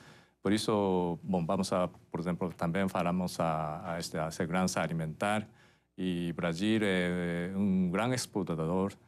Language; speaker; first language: Portuguese; non-native, fluent; Japanese